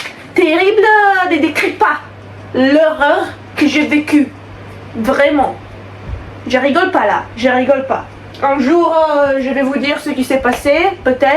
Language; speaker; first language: French; non-native, fluent; Italian